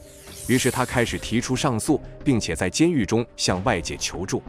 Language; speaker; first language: Chinese; native; Chinese